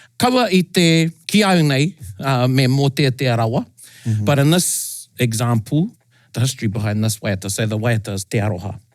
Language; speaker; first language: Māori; non-native, local second language; English